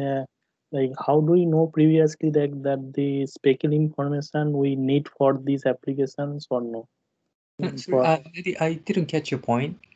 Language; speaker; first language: English; non-native, learner; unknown